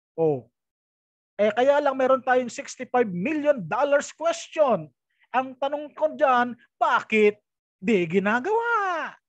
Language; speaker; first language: Filipino; native; Filipino